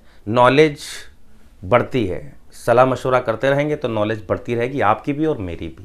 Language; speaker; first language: Hindi; native; Hindi